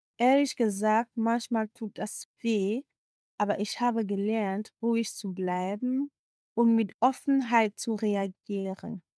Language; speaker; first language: German; non-native, fluent; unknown